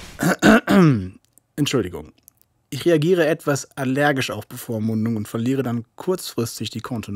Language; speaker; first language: German; native; German